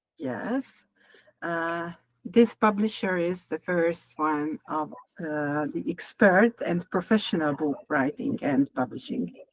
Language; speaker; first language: English; non-native, learner; Hungarian